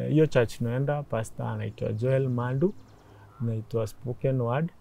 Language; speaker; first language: English; non-native, local second language; Meru